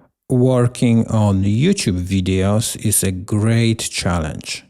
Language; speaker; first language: English; non-native, learner; Polish